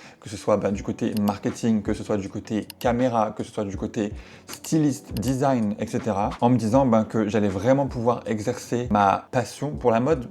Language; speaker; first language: French; native; French